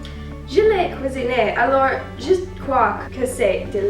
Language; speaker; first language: French; non-native, learner; English